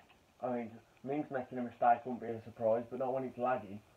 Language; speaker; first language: English; native; English